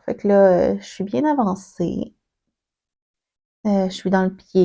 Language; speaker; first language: French; native; French